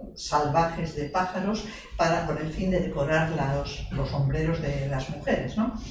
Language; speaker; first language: Spanish; native; Spanish